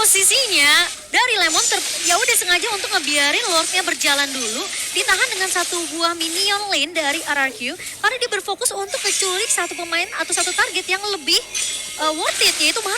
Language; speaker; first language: Indonesian; native; Indonesian